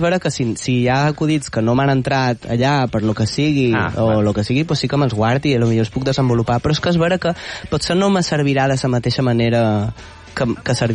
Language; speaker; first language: Catalan; native; Catalan